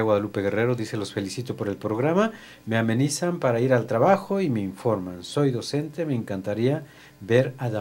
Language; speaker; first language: Spanish; native; Spanish